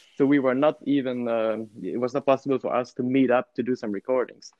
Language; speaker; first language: English; non-native, fluent; Italian